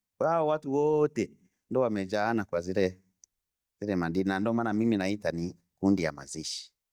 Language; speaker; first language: Swahili; non-native, local second language; Bembe